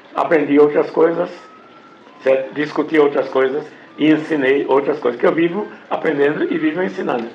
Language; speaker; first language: Portuguese; non-native, fluent; English